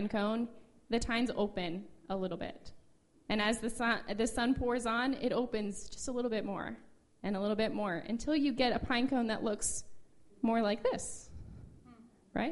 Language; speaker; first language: English; native; English